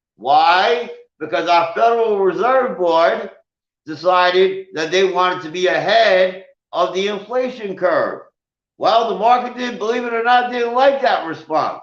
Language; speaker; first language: English; native; English